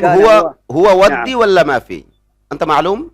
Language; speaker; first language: Arabic; non-native, learner; Bangla